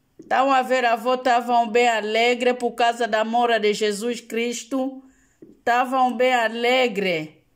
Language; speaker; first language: Portuguese; non-native, local second language; Lingala